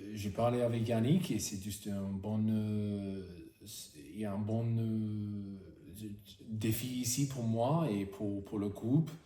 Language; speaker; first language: French; non-native, fluent; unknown